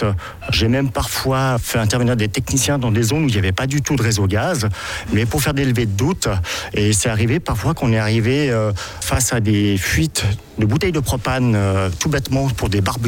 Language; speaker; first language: French; native; French